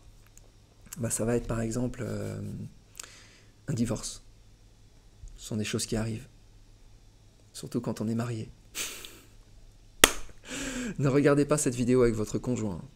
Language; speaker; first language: French; native; French